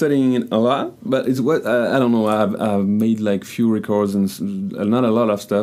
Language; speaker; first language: English; non-native, fluent; French